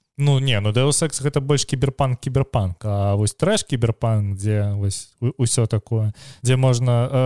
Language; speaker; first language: Belarusian; non-native, local second language; Russian